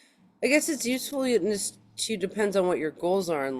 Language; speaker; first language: English; native; English